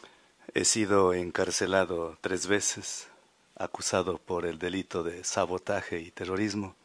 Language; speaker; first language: Spanish; native; Spanish